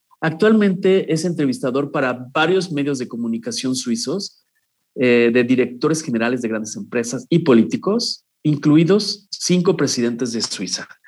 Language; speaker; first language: Spanish; native; Spanish